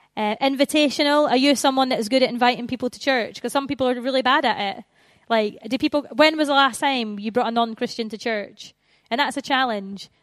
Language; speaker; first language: English; native; English